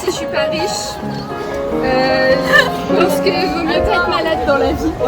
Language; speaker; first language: French; native; French